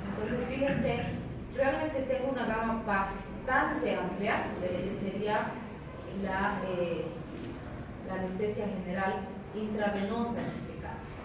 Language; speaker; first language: Spanish; native; Spanish